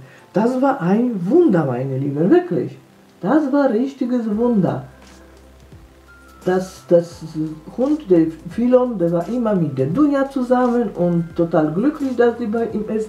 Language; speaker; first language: German; non-native, fluent; Polish